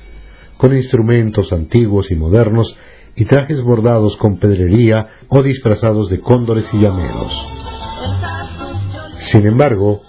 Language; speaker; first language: Spanish; native; Spanish